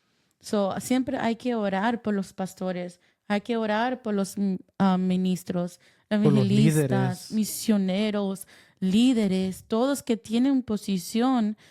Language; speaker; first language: Spanish; early bilingual, heritage; Spanish